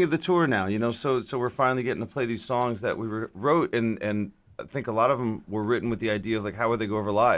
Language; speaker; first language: English; native; English